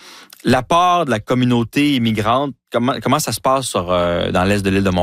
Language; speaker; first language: French; native; French